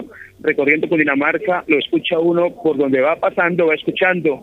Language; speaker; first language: Spanish; native; Spanish